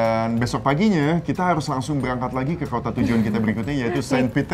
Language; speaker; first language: Indonesian; native; Indonesian